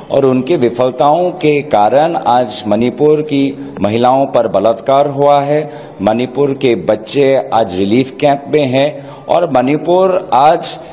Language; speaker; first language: Hindi; non-native, local second language; Assamese